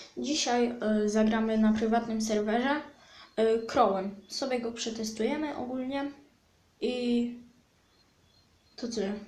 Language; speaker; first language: Polish; native; Polish